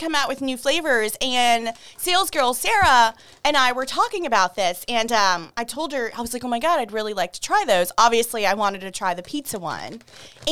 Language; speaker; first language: English; native; English